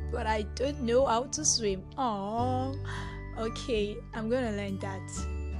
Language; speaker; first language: English; non-native, local second language; Yoruba